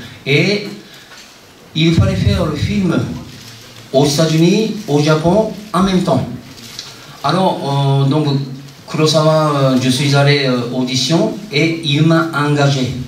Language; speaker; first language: French; non-native, fluent; Japanese